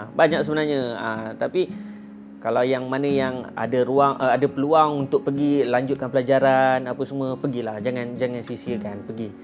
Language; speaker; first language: Malay; native; Malay